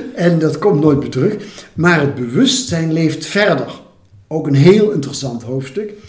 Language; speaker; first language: Dutch; native; Dutch